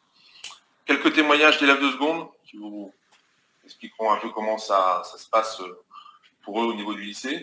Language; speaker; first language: French; native; French